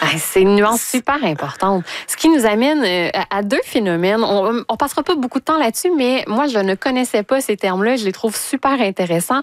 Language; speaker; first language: French; native; French